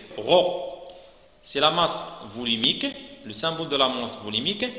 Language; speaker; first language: French; non-native, local second language; Arabic